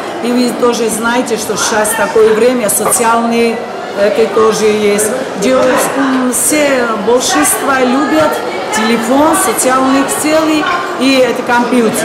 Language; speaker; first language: Russian; non-native, learner; Georgian